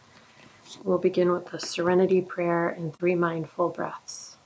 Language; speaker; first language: English; native; English